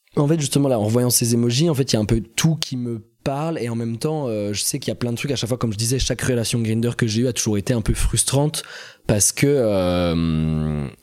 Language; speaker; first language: French; native; French